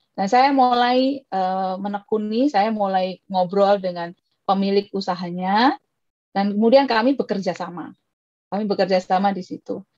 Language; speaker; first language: Indonesian; native; Indonesian